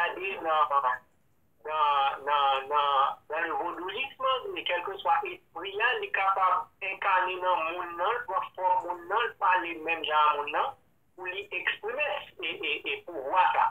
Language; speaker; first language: French; non-native, local second language; Haitian Creole